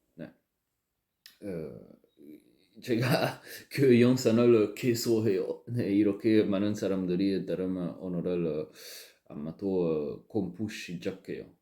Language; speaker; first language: Korean; non-native, learner; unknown